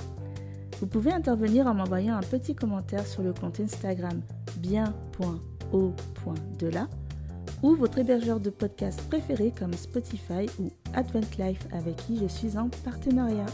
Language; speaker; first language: French; native; French